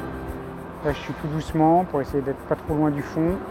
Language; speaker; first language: French; native; French